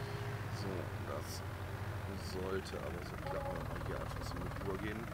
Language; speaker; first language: German; native; German